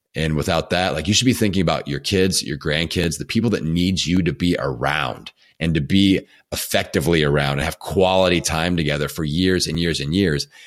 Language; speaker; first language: English; native; English